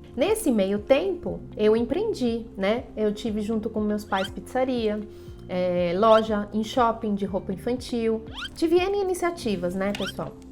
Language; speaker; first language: Portuguese; non-native, fluent; Spanish